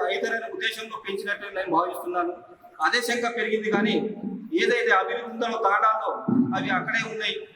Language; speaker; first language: Telugu; non-native, local second language; Lambadi